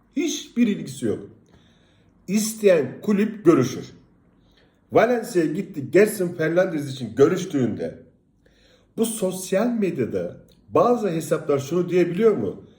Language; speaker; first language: Turkish; native; Turkish